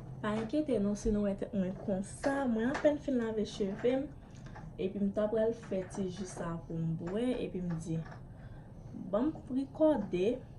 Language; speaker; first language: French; non-native, learner; Haitian Creole